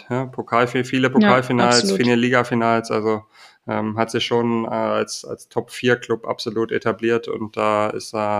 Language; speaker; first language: German; native; German